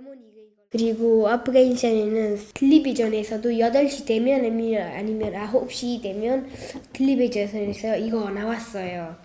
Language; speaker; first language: Korean; early bilingual, other home language; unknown